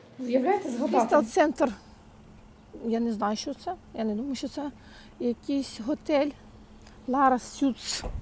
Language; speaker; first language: Ukrainian; native; Ukrainian